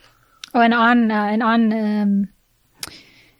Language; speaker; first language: Norwegian; non-native, fluent; English